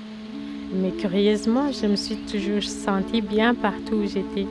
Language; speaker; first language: French; non-native, local second language; Kinyarwanda